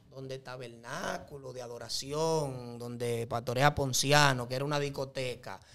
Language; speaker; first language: Spanish; native; Spanish